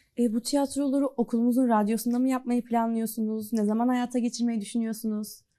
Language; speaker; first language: Turkish; native; Turkish